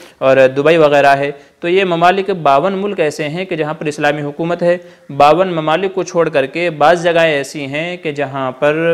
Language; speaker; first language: Urdu; native; Urdu